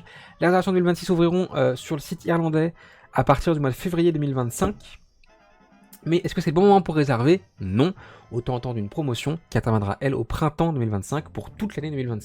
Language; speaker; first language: French; native; French